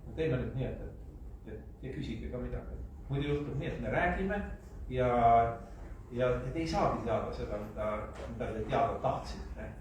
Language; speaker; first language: Estonian; native; Estonian